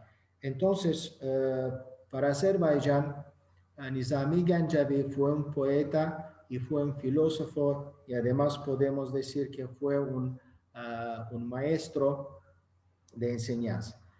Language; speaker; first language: Spanish; non-native, learner; Azerbaijani